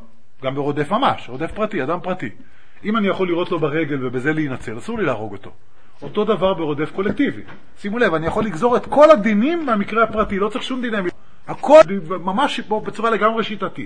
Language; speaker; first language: Hebrew; native; Hebrew